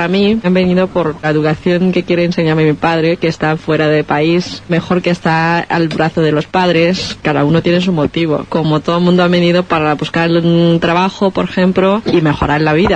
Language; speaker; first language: Spanish; non-native, learner; Chinese